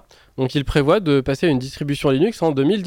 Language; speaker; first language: French; native; French